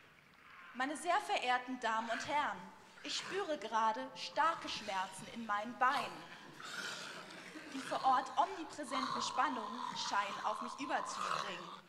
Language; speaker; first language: German; native; German